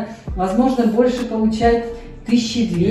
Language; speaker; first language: Russian; native; Russian